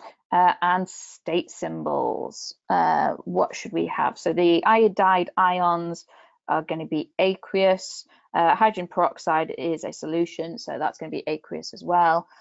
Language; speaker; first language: English; native; English